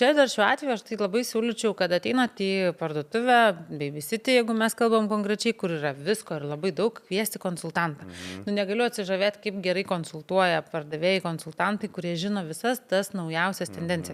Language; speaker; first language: Lithuanian; native; Lithuanian